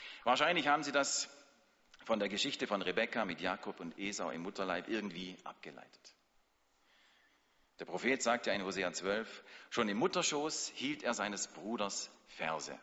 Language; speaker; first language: German; native; German